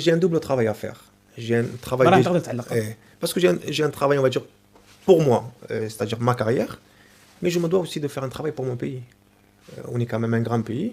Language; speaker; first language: French; native; French